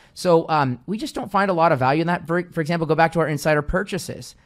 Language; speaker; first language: English; native; English